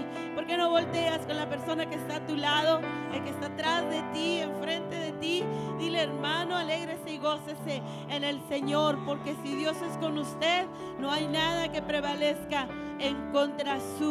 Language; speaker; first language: Spanish; native; Spanish